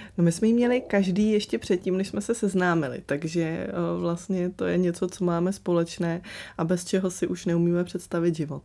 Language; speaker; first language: Czech; early bilingual, other home language; Slovak